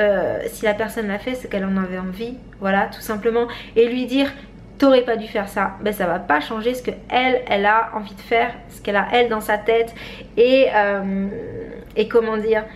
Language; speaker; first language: French; native; French